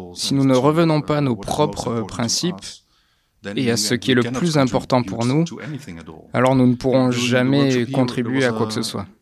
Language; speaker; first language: French; non-native, fluent; Dutch